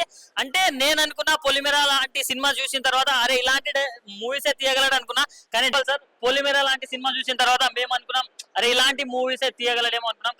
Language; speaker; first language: Telugu; native; Telugu